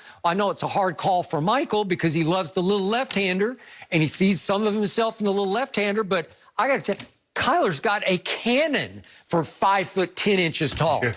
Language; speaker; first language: English; native; English